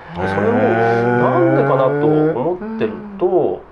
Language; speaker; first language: Japanese; native; Japanese